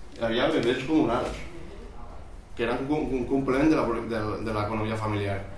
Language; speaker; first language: Catalan; non-native, local second language; Spanish